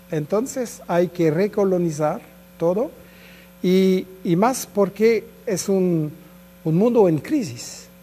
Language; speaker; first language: Spanish; non-native, fluent; French